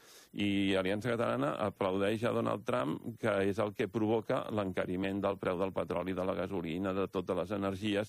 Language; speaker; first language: Catalan; native; Catalan